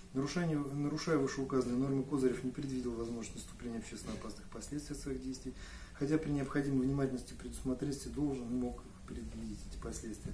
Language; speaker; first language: Russian; native; Russian